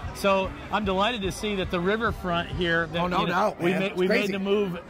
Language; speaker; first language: English; native; English